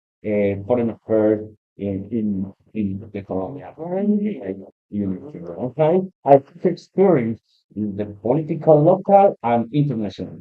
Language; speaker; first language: English; non-native, learner; Spanish